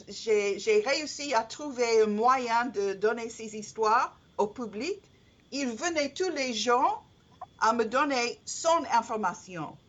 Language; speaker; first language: French; non-native, learner; English